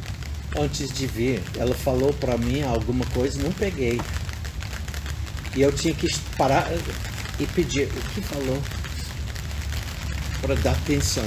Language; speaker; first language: Portuguese; non-native, fluent; English